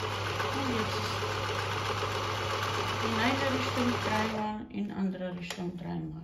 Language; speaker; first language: German; non-native, learner; Croatian